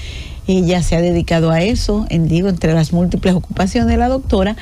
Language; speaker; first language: Spanish; native; Spanish